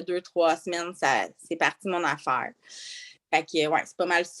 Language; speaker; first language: French; native; French